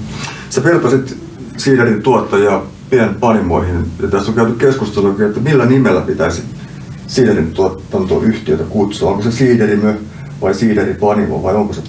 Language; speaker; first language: Finnish; native; Finnish